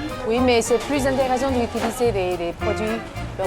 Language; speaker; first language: French; non-native, fluent; Chinese